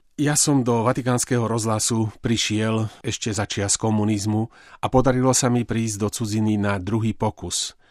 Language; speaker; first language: Slovak; native; Slovak